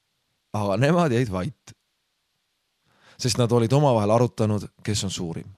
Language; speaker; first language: Estonian; native; Estonian